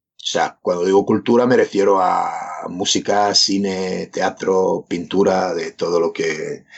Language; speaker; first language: Spanish; non-native, fluent; Serbian